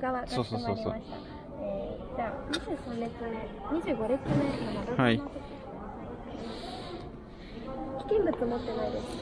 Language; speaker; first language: Japanese; native; Japanese